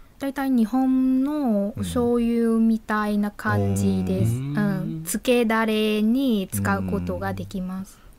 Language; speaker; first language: Japanese; non-native, fluent; Vietnamese